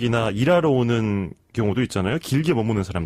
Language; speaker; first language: Korean; native; Korean